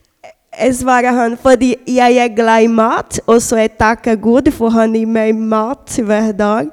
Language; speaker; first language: Norwegian; non-native, learner; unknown